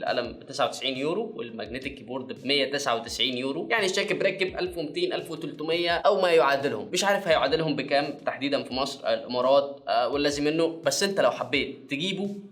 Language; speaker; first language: Arabic; native; Arabic